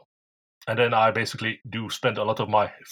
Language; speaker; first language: English; non-native, fluent; Norwegian